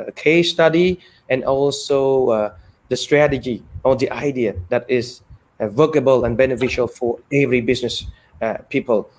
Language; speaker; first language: English; non-native, fluent; Khmer